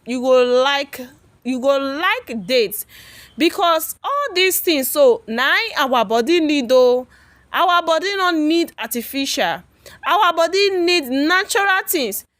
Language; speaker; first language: Nigerian Pidgin; native; Nigerian Pidgin